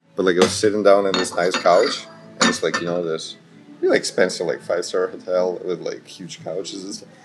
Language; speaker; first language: English; non-native, fluent; Ukrainian